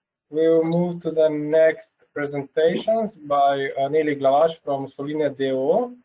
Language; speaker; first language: English; non-native, fluent; Slovenian